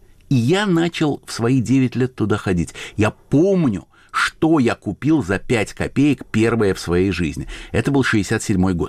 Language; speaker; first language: Russian; native; Russian